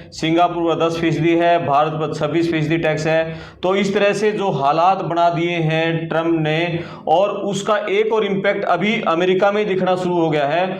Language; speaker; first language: Hindi; native; Hindi